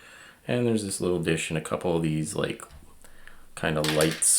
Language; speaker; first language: English; native; English